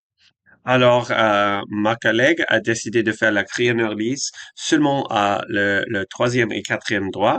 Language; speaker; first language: French; non-native, fluent; English